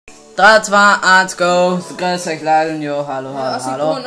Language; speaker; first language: German; native; German